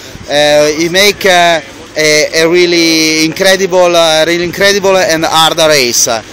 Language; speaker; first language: English; non-native, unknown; Italian